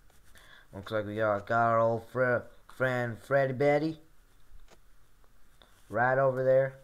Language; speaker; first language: English; native; English